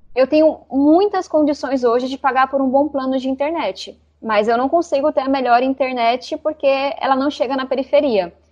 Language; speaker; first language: Portuguese; native; Portuguese